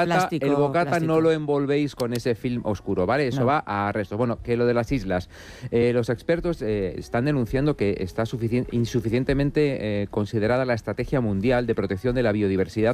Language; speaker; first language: Spanish; native; Spanish